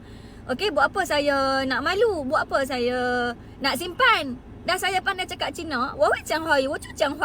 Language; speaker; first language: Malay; native; Malay